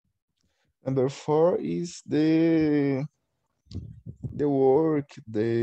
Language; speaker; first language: English; non-native, learner; Portuguese